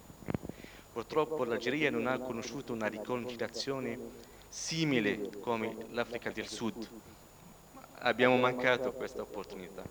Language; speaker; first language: Italian; non-native, fluent; Arabic